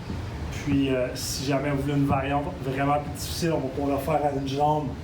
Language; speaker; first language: French; native; French